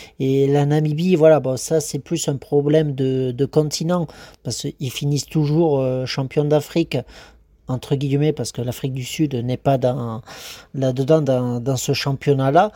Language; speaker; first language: French; native; French